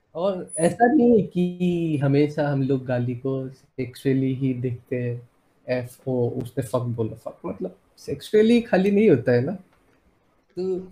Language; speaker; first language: Hindi; non-native, local second language; Assamese